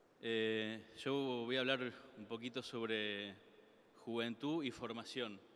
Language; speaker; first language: Spanish; native; Spanish